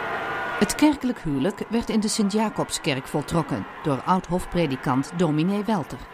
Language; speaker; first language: Dutch; native; Dutch